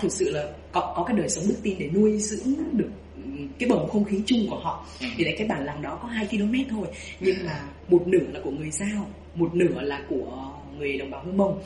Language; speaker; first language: Vietnamese; native; Vietnamese